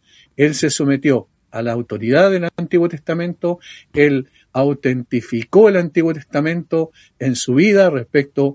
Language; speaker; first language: Spanish; native; Spanish